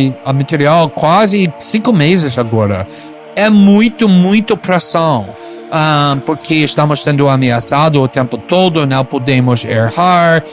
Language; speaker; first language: Portuguese; non-native, fluent; English